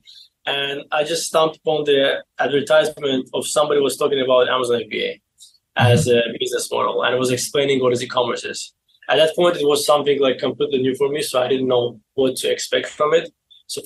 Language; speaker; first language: English; non-native, fluent; Azerbaijani